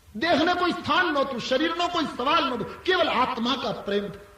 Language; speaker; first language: Hindi; non-native, local second language; Gujarati